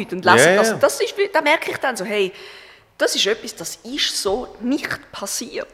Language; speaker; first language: German; native; German